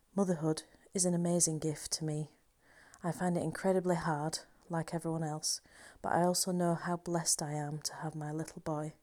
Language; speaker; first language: English; native; English